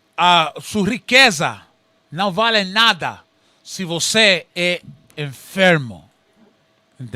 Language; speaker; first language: Portuguese; non-native, learner; Spanish